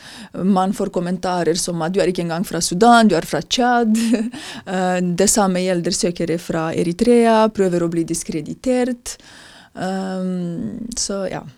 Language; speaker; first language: Norwegian; non-native, fluent; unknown